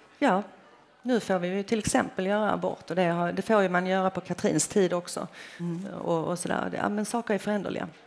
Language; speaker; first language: Swedish; early bilingual, other home language; Finnish